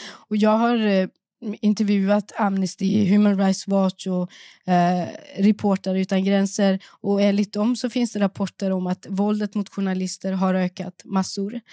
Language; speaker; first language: Swedish; early bilingual, other home language; Persian